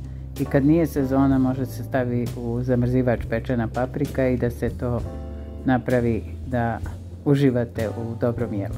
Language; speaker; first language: Serbian; native; Serbian